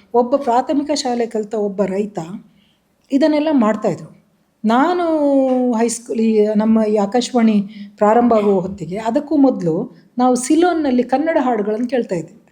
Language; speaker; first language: Kannada; non-native, local second language; Tulu